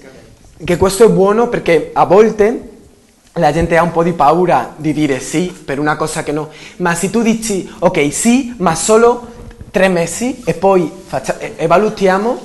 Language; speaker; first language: Italian; non-native, learner; Spanish